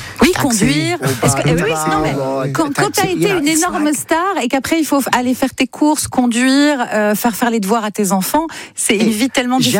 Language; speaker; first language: French; native; French